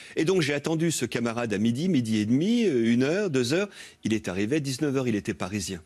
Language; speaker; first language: French; native; French